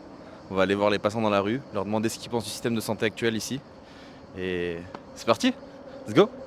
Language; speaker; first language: French; native; French